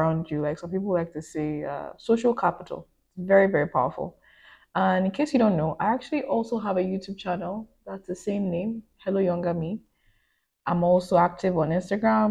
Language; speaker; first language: English; non-native, local second language; Igbo